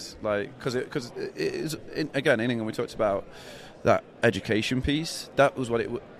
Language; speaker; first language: English; native; English